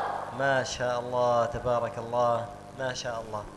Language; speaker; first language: Arabic; native; Arabic